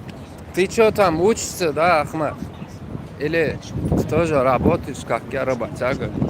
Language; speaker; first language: Russian; non-native, fluent; Turkmen